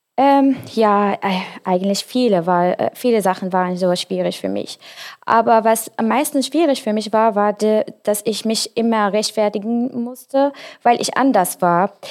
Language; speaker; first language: German; non-native, fluent; Arabic